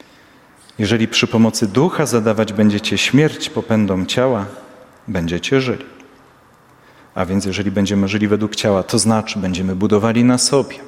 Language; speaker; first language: Polish; native; Polish